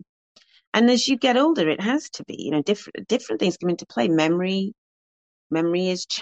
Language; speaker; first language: English; native; English